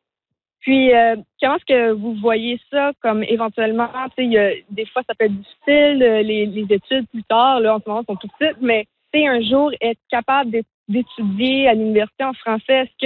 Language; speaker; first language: French; native; French